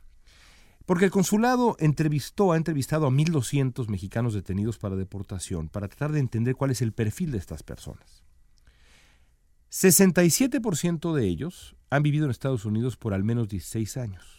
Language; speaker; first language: Spanish; native; Spanish